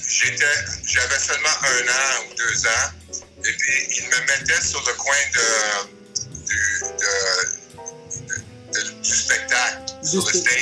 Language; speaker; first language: French; early bilingual, other home language; English